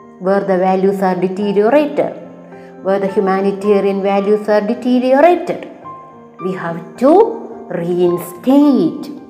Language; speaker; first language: English; non-native, local second language; Malayalam